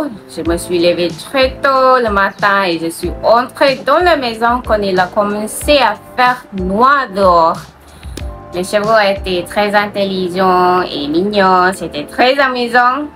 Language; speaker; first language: French; non-native, learner; Malay